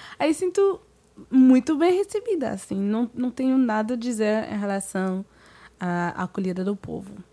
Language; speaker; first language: Portuguese; non-native, fluent; French